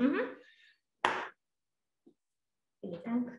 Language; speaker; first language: German; non-native, learner; Japanese